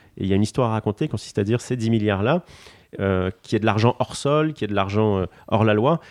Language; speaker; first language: French; non-native, local second language; Arabic